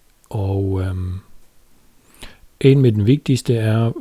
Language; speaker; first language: Danish; non-native, fluent; German